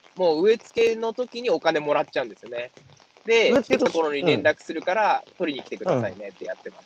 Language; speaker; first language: Japanese; native; Japanese